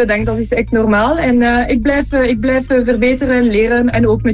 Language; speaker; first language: Dutch; non-native, local second language; French